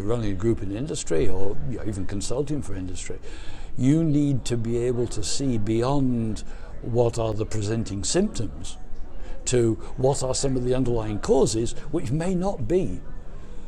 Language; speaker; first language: English; native; English